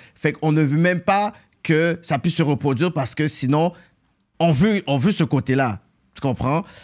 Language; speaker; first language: French; native; French